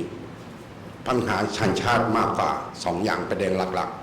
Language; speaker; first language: Thai; early bilingual, other home language; Rohingya